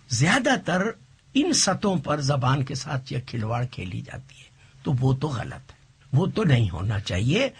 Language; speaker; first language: Urdu; non-native, local second language; Saraiki